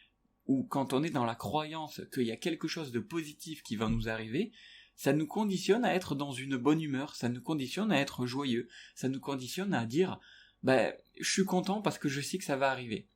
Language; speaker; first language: French; native; French